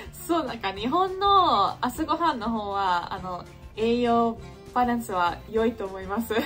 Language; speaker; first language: Japanese; non-native, fluent; English